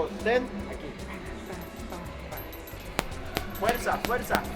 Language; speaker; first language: Spanish; native; Spanish